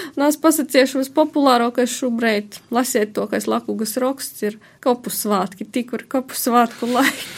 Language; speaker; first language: Latvian; native; Latvian